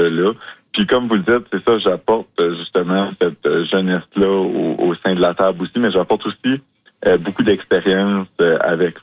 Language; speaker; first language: French; native; French